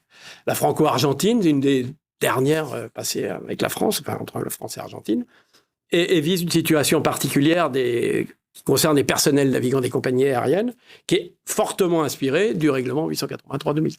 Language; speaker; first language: French; native; French